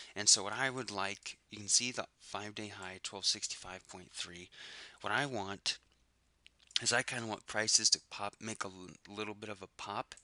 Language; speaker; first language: English; native; English